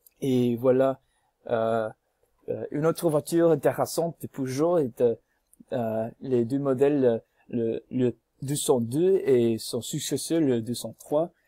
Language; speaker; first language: French; non-native, learner; English